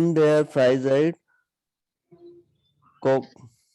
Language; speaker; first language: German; non-native, learner; Hindi